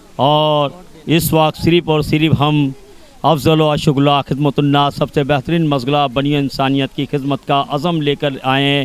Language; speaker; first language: Urdu; native; Urdu